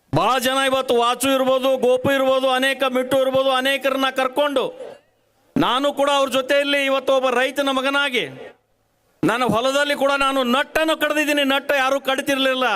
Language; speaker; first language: Kannada; native; Kannada